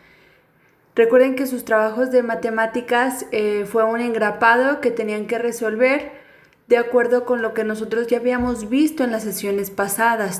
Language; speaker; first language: Spanish; native; Spanish